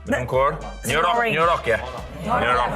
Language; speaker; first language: Indonesian; non-native, learner; English